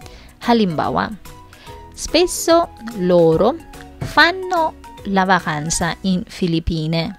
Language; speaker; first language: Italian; non-native, fluent; Filipino